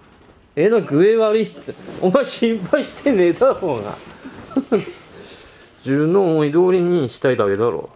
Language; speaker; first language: Japanese; native; Japanese